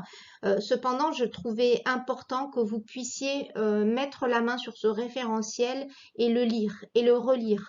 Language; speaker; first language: French; native; French